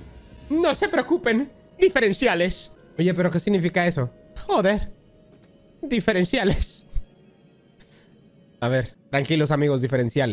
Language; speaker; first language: Spanish; native; Spanish